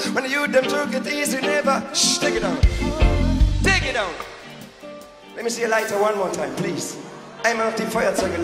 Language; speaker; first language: English; non-native, fluent; German